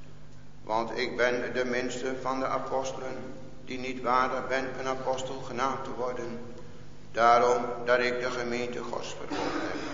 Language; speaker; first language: Dutch; native; Dutch